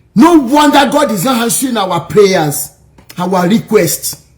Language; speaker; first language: English; non-native, local second language; Yoruba